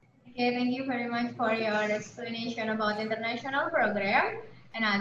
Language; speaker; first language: English; non-native, learner; Indonesian